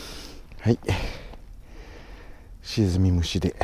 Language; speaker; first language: Japanese; native; Japanese